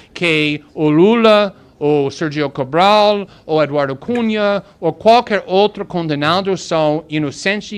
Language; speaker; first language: Portuguese; non-native, fluent; English